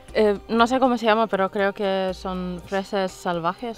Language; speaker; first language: Spanish; non-native, fluent; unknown